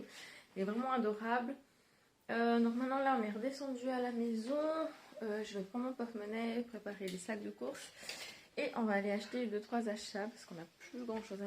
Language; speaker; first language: French; native; French